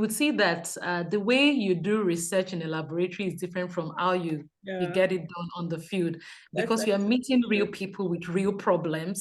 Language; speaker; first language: English; non-native, local second language; Yoruba